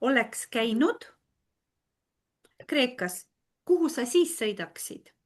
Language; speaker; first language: Estonian; non-native, fluent; Russian